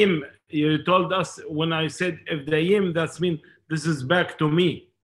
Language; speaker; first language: English; non-native, learner; Arabic